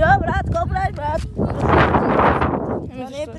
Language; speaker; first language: Bulgarian; native; Bulgarian